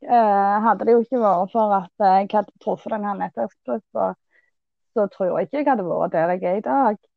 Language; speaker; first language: Norwegian; native; Norwegian